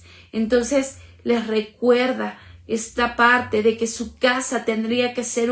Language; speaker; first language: Spanish; native; Spanish